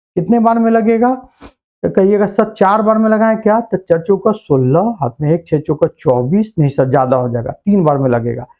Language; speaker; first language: Hindi; native; Hindi